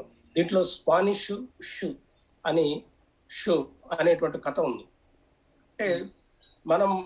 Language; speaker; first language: Telugu; native; Telugu